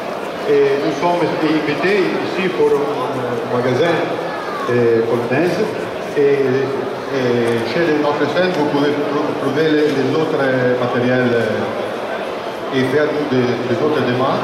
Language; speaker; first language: French; non-native, learner; Italian